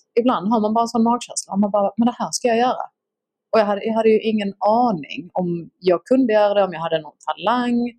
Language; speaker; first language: Swedish; native; Swedish